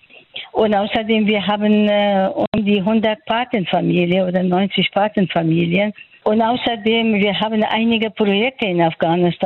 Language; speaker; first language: German; non-native, fluent; Persian